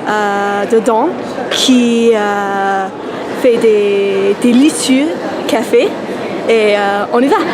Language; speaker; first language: French; non-native, learner; English